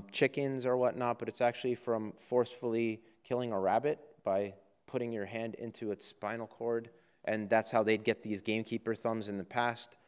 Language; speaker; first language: English; native; English